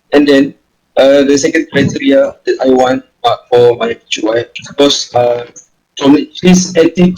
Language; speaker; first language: English; non-native, learner; Malay